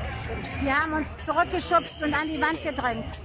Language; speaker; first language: German; native; German